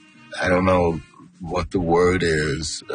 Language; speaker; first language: English; native; English